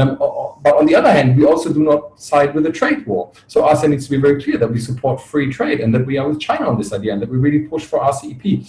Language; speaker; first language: English; non-native, fluent; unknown